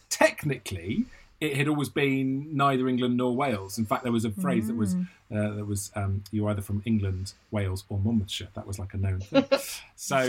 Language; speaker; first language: English; native; English